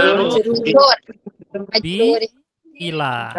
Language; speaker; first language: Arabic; non-native, fluent; Indonesian